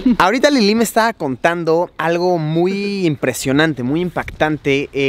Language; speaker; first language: Spanish; native; Spanish